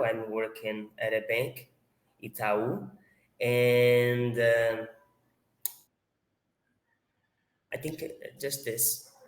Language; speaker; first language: English; non-native, fluent; Portuguese